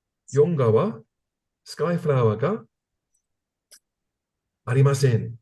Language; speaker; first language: Japanese; non-native, learner; English